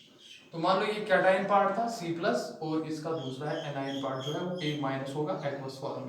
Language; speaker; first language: Hindi; non-native, local second language; Kashmiri